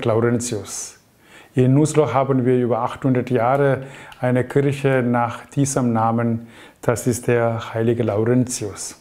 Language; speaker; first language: German; non-native, fluent; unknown